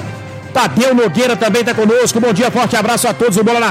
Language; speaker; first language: Portuguese; native; Portuguese